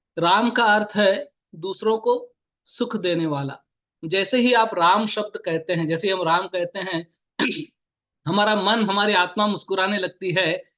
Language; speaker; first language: Hindi; native; Hindi